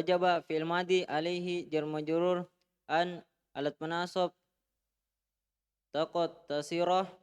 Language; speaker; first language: Arabic; non-native, learner; Indonesian